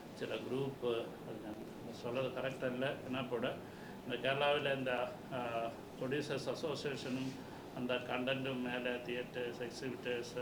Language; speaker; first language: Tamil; non-native, learner; Malayalam